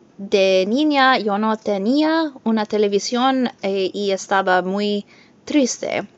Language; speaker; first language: Spanish; non-native, learner; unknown